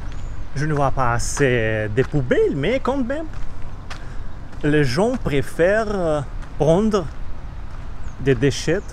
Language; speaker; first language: French; non-native, learner; Russian